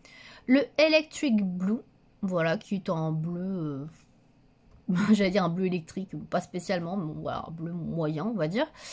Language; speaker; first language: French; native; French